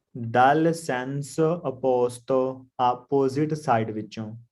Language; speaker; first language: Italian; non-native, learner; Punjabi